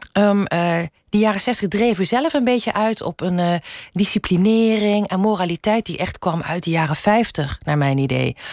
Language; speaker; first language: Dutch; non-native, local second language; Limburgish